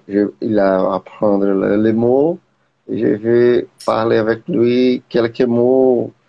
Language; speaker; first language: French; non-native, learner; Portuguese